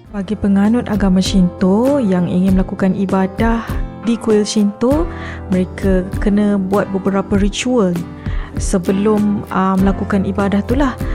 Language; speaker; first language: Malay; native; Malay